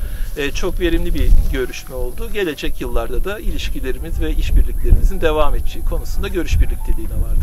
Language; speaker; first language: Turkish; native; Turkish